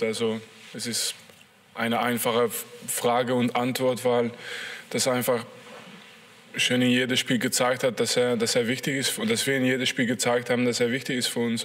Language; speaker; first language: German; non-native, fluent; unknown